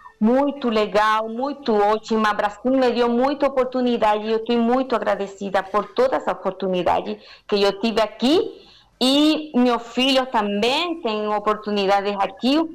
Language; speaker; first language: Portuguese; non-native, learner; Spanish